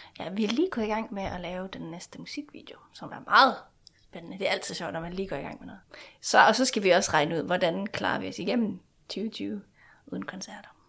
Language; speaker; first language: Danish; non-native, local second language; Faroese